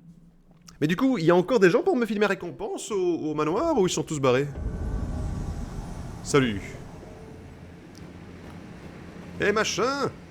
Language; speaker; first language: French; native; French